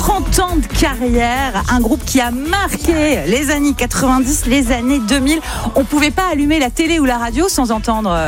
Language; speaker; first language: French; native; French